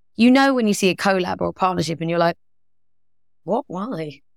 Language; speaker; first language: English; native; English